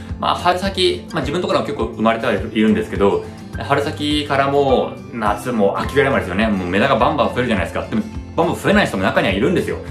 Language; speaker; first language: Japanese; early bilingual, heritage; Japanese